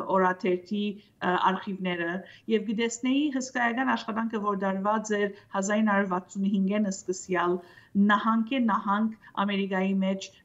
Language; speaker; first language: Armenian; early bilingual, heritage; Armenian